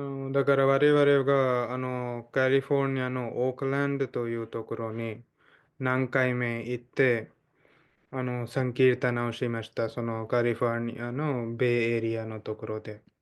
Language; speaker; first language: Japanese; non-native, fluent; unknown